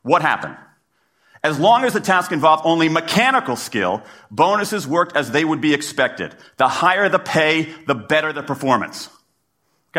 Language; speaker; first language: English; native; English